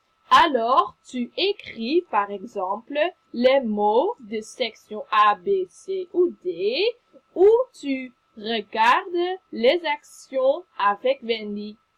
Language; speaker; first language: French; non-native, fluent; Dutch